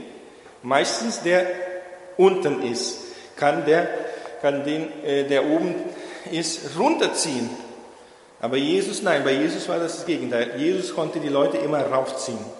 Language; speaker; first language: German; non-native, fluent; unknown